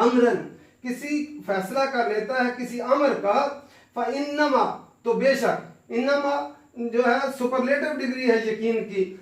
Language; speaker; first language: Urdu; native; Urdu